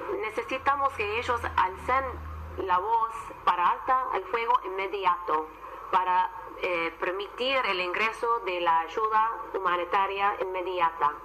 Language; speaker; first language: Spanish; non-native, learner; Arabic